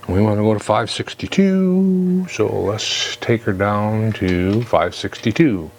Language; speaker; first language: English; native; English